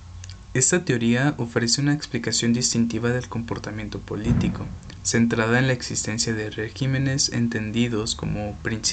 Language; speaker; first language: Spanish; native; Spanish